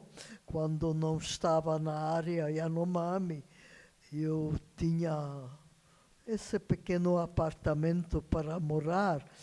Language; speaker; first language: Portuguese; non-native, fluent; Hungarian